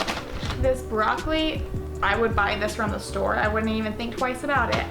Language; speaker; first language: English; native; English